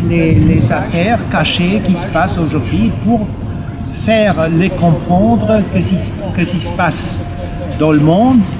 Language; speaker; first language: French; non-native, learner; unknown